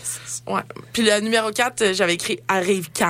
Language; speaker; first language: French; native; French